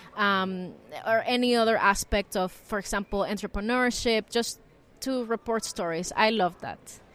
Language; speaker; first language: English; non-native, fluent; Spanish